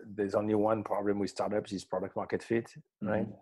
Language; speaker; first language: English; non-native, fluent; French